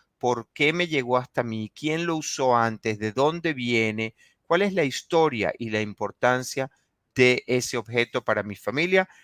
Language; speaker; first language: Spanish; native; Spanish